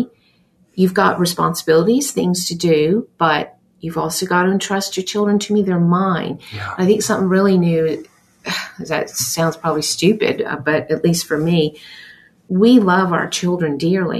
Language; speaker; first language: English; native; English